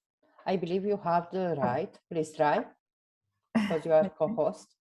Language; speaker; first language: English; non-native, fluent; Romanian